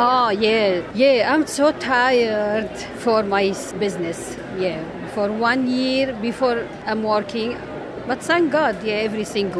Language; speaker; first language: English; non-native, learner; Arabic